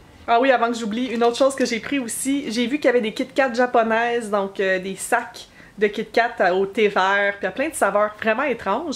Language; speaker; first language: French; native; French